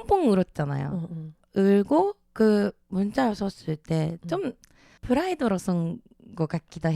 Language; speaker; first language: Korean; early bilingual, heritage; Japanese